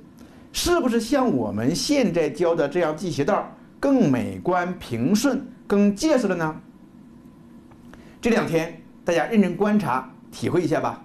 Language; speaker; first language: Chinese; native; Chinese